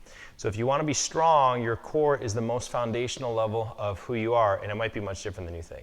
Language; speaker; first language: English; native; English